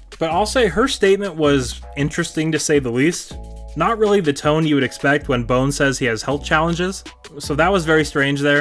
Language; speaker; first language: English; native; English